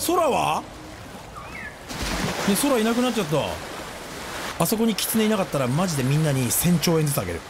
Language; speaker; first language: Japanese; native; Japanese